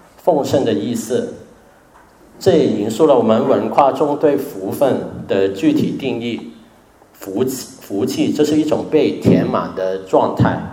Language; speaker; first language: Chinese; non-native, local second language; Cantonese